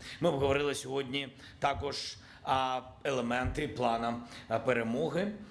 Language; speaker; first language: Ukrainian; non-native, local second language; Russian